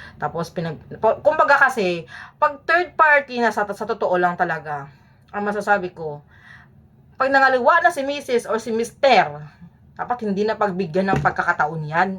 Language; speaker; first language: Filipino; native; Filipino